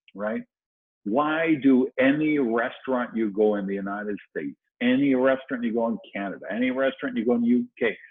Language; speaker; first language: English; native; English